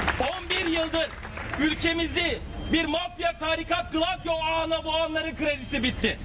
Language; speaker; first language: Turkish; native; Turkish